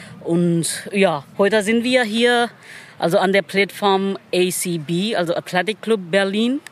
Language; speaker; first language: German; non-native, learner; Pashto